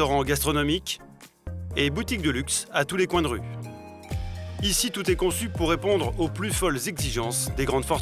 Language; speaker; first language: French; native; French